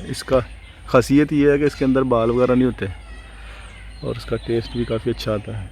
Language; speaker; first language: Urdu; native; Urdu